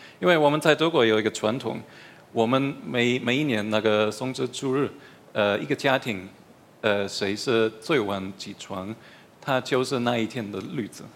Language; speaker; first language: Chinese; non-native, fluent; German